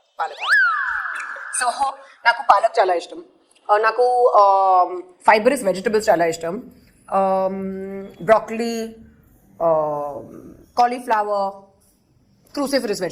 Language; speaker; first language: Telugu; non-native, learner; Hindi